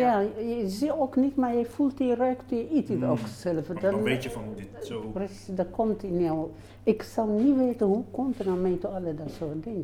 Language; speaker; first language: Dutch; non-native, learner; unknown